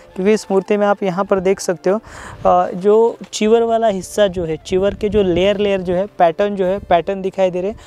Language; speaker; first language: Hindi; non-native, local second language; Marathi